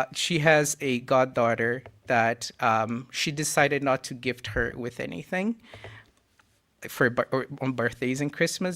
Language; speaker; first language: English; non-native, fluent; Portuguese